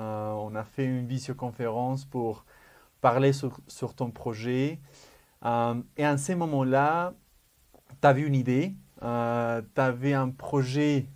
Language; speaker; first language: French; non-native, fluent; Spanish